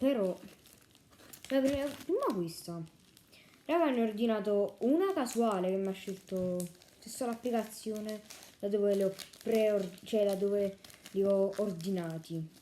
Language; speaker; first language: Italian; native; Italian